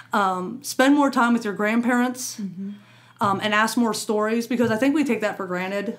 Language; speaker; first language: English; native; English